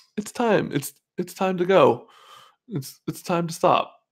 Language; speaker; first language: English; native; English